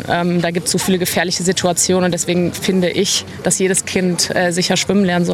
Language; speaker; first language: German; native; German